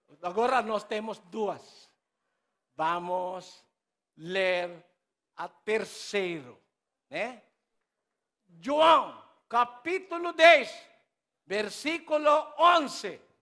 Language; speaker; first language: Portuguese; non-native, learner; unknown